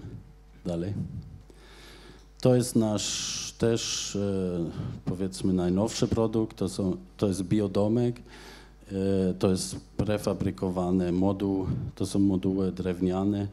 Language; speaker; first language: Polish; non-native, fluent; German